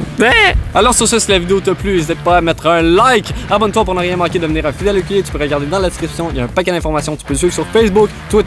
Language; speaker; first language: French; native; French